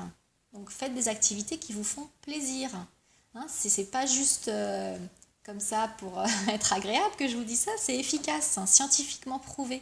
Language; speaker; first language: French; native; French